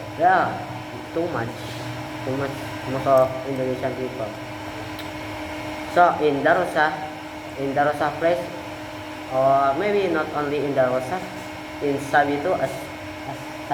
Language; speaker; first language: English; non-native, learner; Indonesian